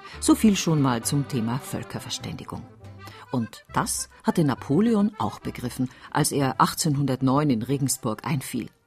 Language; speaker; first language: German; native; German